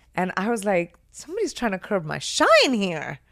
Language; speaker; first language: English; non-native, local second language; Hindi